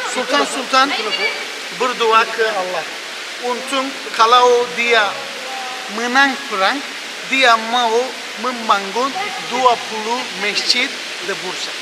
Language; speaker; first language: Indonesian; non-native, learner; Turkish